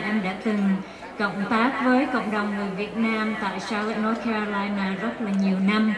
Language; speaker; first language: Vietnamese; early bilingual, heritage; Vietnamese